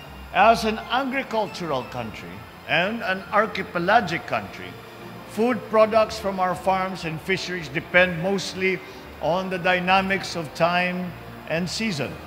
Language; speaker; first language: English; non-native, local second language; Filipino